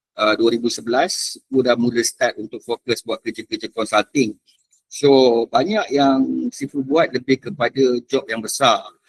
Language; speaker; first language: Malay; native; Malay